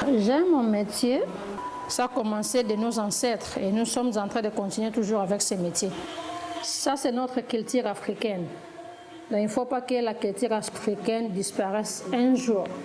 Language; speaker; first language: French; non-native, local second language; Lingala